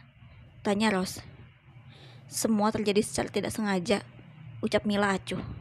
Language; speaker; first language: Indonesian; native; Indonesian